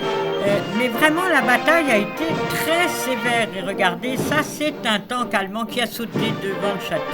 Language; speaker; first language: French; native; French